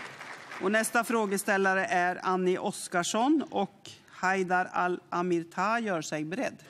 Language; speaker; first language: Swedish; native; Swedish